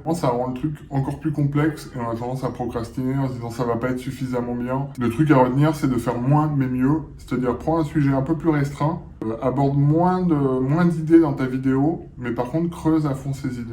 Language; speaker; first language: French; native; French